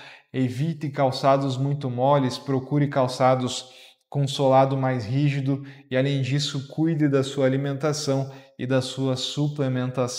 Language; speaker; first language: Portuguese; native; Portuguese